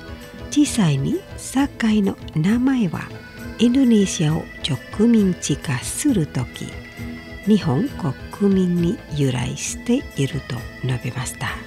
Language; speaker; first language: Japanese; non-native, fluent; Indonesian